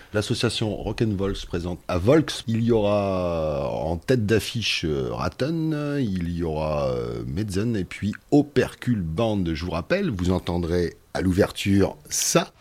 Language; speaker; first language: French; native; French